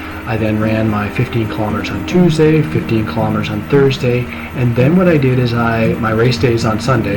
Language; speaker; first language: English; native; English